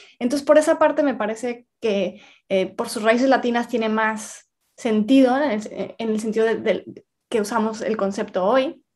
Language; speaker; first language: Spanish; native; Spanish